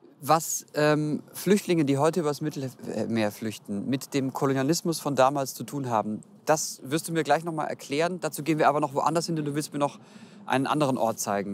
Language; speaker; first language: German; native; German